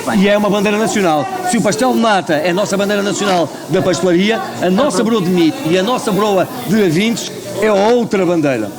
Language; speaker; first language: Portuguese; native; Portuguese